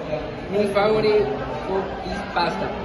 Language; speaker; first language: English; non-native, learner; Spanish